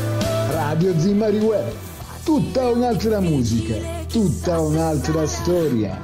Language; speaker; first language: Italian; native; Italian